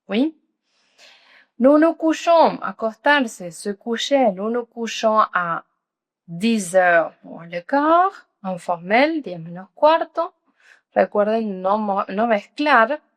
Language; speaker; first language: French; non-native, fluent; Spanish